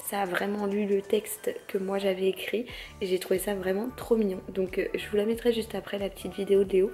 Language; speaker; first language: French; native; French